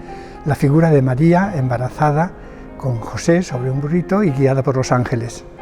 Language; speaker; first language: Spanish; native; Spanish